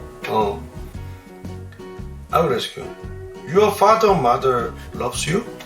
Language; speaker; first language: English; non-native, learner; Korean